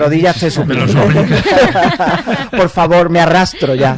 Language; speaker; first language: Spanish; native; Spanish